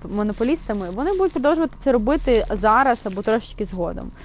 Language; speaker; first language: Ukrainian; non-native, local second language; Russian